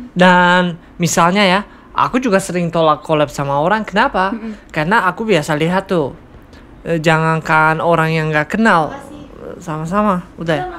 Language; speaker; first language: Indonesian; non-native, fluent; Tajik